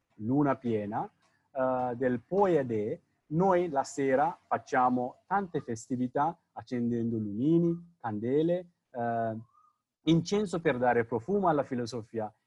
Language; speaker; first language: Italian; non-native, fluent; Sinhala